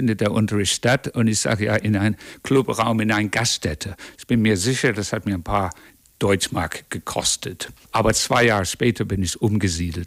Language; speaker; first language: German; non-native, fluent; English